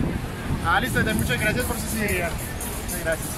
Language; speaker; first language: Spanish; non-native, fluent; French